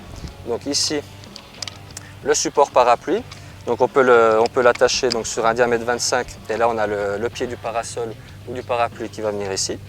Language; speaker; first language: French; native; French